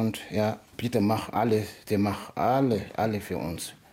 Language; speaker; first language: German; non-native, learner; Wolof